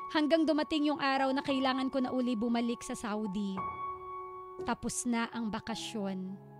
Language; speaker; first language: Filipino; native; Filipino